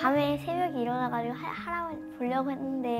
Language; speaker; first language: Korean; native; Korean